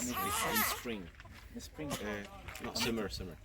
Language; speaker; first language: English; non-native, learner; French